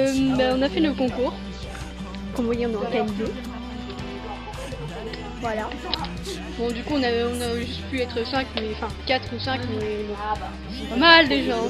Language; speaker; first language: French; native; French